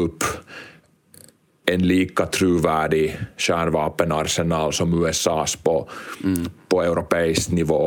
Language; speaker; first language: Swedish; non-native, local second language; Finnish